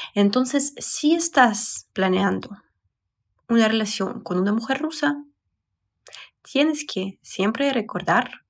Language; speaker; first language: Spanish; non-native, fluent; Russian